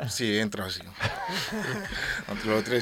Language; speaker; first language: Spanish; non-native, learner; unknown